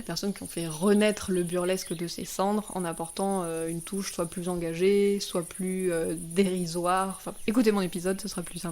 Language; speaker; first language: French; native; French